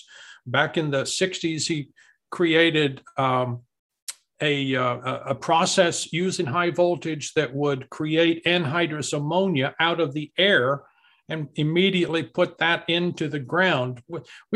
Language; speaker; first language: English; native; English